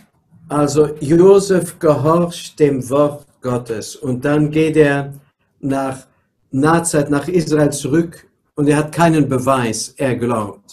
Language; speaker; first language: German; non-native, local second language; Luxembourgish